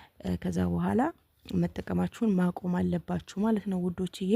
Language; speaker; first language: Amharic; native; Amharic